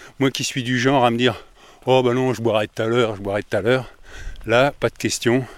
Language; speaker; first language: French; native; French